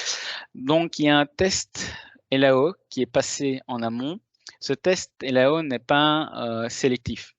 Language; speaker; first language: French; native; French